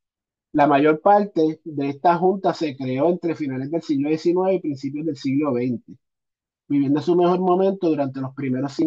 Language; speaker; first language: Spanish; native; Spanish